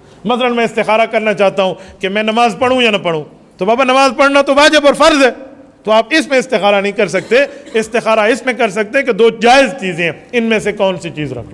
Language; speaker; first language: Urdu; native; Urdu